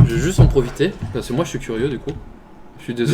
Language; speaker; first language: French; native; French